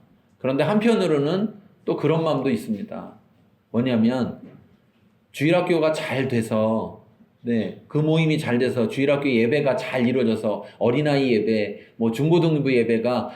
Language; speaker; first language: Korean; native; Korean